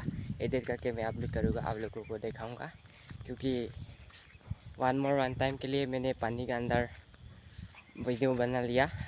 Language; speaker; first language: Hindi; non-native, local second language; Karbi